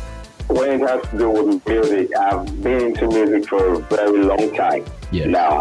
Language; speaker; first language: English; non-native, local second language; Yoruba